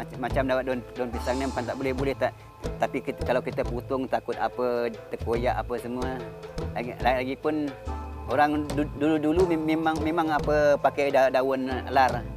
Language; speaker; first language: Malay; non-native, local second language; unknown